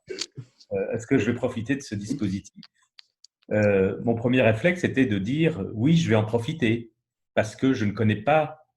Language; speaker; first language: French; native; French